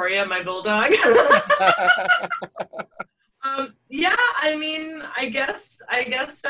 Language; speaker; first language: English; native; English